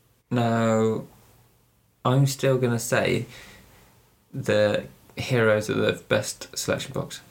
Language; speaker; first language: English; native; English